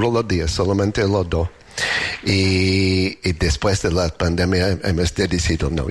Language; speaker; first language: Spanish; non-native, fluent; English